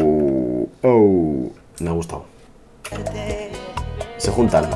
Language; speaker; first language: Spanish; native; Spanish